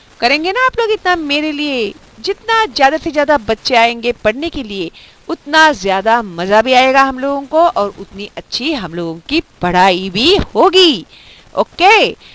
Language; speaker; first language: Hindi; non-native, local second language; Marathi